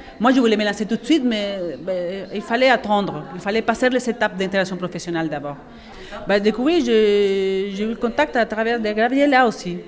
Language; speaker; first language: French; non-native, fluent; Spanish